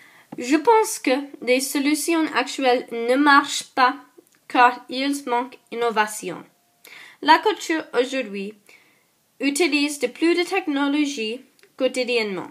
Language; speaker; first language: French; non-native, learner; English